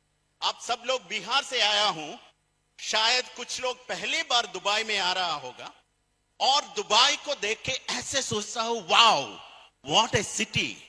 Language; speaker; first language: Hindi; non-native, fluent; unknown